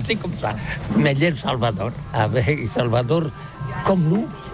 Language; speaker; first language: French; non-native, learner; Catalan